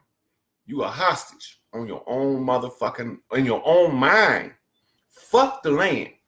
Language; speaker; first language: English; native; English